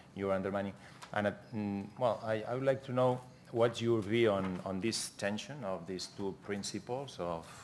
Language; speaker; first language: English; non-native, fluent; Catalan